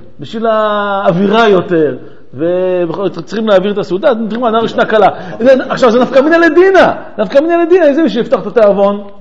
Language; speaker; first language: Hebrew; native; Hebrew